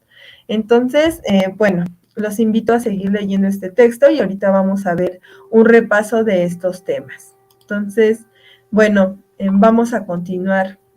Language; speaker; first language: Spanish; native; Spanish